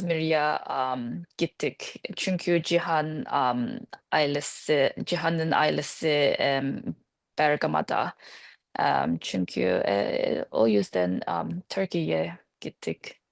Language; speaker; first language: Turkish; non-native, learner; English